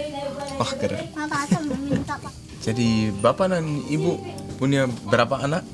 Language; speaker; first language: Indonesian; non-native, learner; Danish